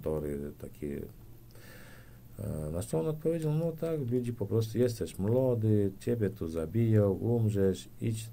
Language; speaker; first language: Polish; non-native, learner; Turkmen